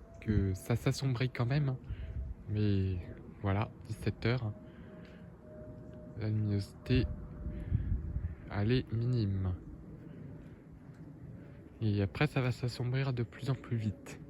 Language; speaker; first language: French; native; French